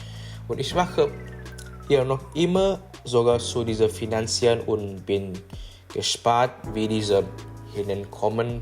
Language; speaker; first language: German; non-native, learner; English